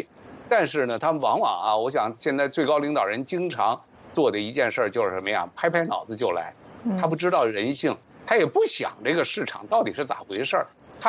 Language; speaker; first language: Chinese; native; Chinese